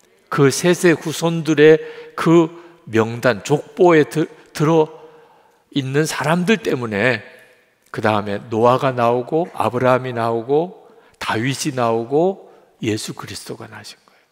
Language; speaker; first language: Korean; native; Korean